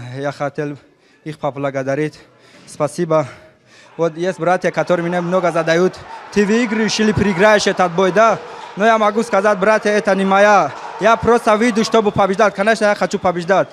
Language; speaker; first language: Russian; non-native, fluent; Tajik